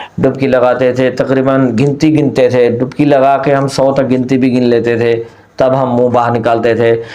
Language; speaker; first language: Urdu; non-native, local second language; Punjabi